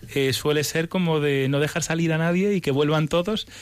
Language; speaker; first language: Spanish; early bilingual, other home language; English